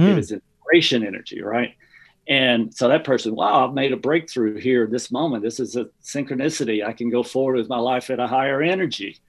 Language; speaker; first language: English; native; English